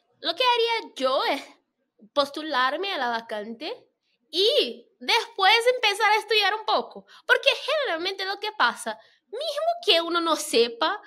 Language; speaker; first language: Spanish; non-native, fluent; Portuguese